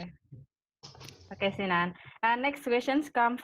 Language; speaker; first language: English; non-native, fluent; Indonesian